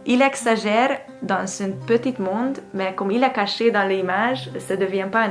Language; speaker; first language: French; non-native, fluent; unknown